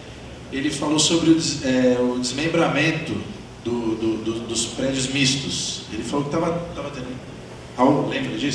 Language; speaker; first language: Portuguese; native; Portuguese